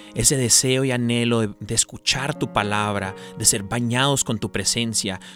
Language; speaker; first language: Spanish; early bilingual, heritage; Spanish